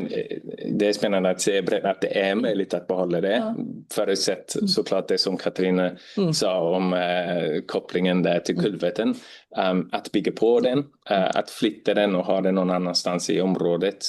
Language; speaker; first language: Swedish; non-native, fluent; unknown